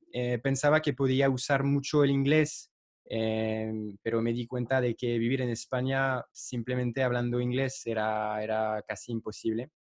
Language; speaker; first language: Spanish; non-native, fluent; French